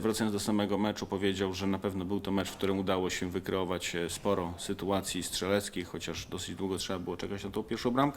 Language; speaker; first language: Polish; native; Polish